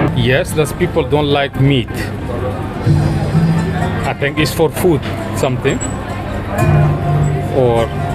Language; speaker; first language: English; non-native, learner; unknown